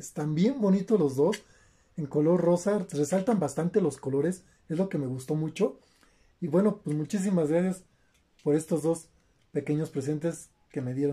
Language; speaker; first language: Spanish; native; Spanish